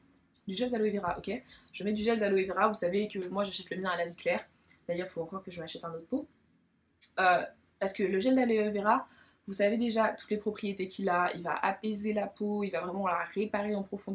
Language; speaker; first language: French; native; French